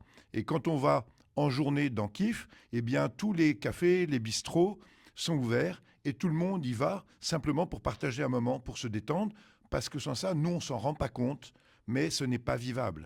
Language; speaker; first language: French; native; French